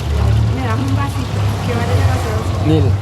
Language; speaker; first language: Spanish; native; Spanish